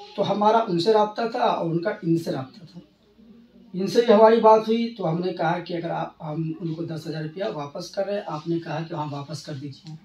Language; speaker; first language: Hindi; native; Hindi